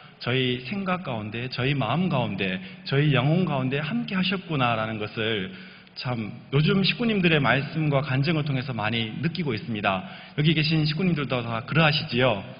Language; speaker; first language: Korean; native; Korean